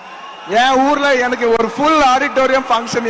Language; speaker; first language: Tamil; non-native, local second language; Telugu